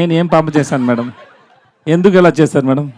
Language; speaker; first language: Telugu; non-native, learner; Tamil